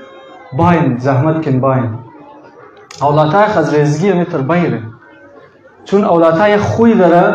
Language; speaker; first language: Persian; native; Persian